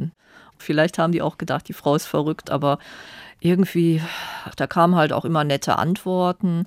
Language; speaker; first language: German; native; German